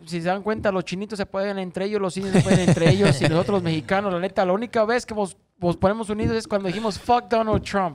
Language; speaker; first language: Spanish; native; Spanish